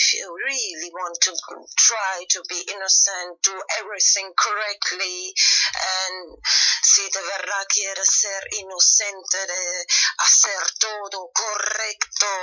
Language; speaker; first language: Spanish; non-native, fluent; German